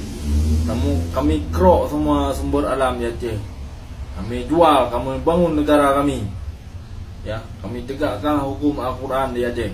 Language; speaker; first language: Indonesian; non-native, local second language; Achinese